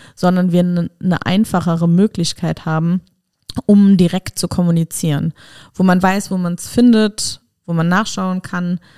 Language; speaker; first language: German; native; German